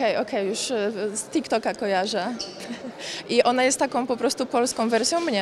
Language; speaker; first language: Polish; native; Polish